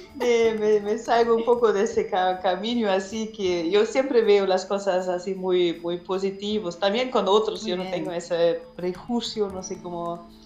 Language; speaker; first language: Spanish; non-native, fluent; German